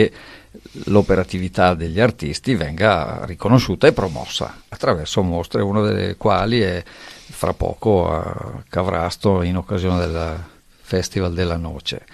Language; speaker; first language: Italian; native; Italian